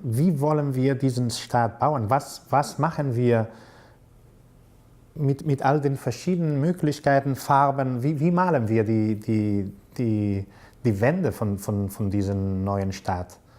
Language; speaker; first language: German; non-native, fluent; Catalan